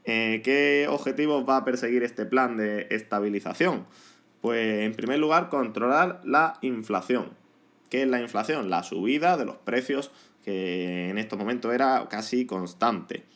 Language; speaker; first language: Spanish; native; Spanish